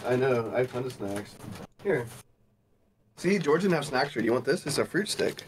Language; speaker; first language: English; native; English